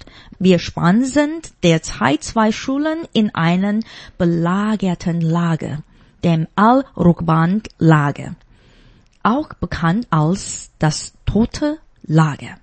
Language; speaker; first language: German; non-native, fluent; Chinese